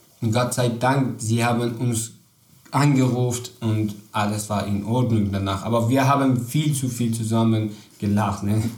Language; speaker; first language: German; non-native, learner; Persian